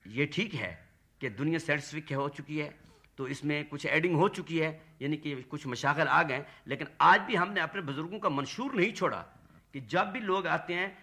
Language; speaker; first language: Urdu; non-native, local second language; Saraiki